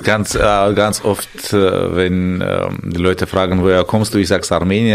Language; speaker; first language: German; non-native, fluent; Armenian